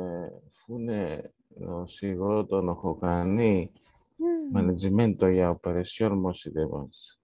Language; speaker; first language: Japanese; non-native, learner; Greek